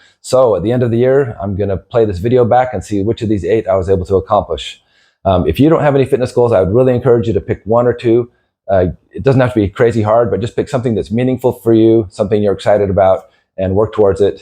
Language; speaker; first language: English; native; English